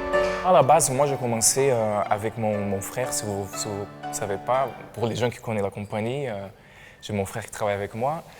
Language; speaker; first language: French; non-native, fluent; Portuguese